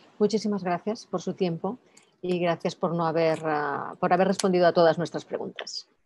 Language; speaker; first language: Spanish; non-native, local second language; Catalan